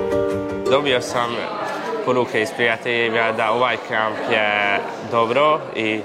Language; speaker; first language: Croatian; early bilingual, heritage; Croatian